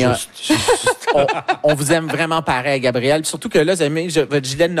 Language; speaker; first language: French; native; French